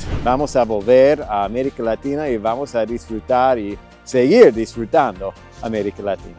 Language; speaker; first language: Spanish; non-native, fluent; English